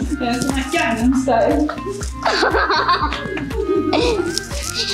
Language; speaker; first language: Swedish; native; Swedish